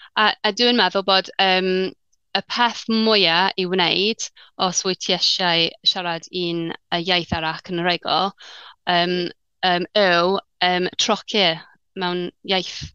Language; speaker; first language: Welsh; non-native, learner; English